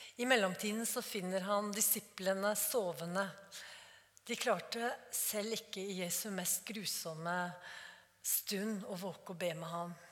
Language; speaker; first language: Norwegian; native; Norwegian